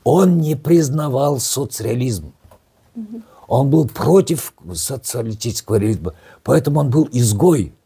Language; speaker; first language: Russian; non-native, local second language; Kazakh